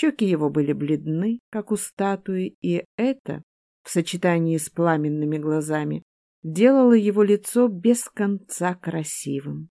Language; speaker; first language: Russian; native; Russian